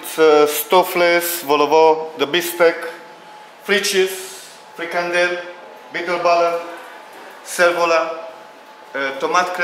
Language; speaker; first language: English; non-native, learner; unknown